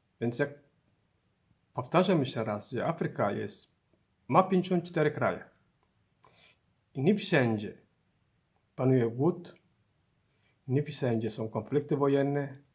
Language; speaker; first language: Polish; non-native, learner; Somali